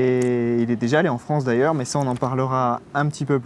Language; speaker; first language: French; native; French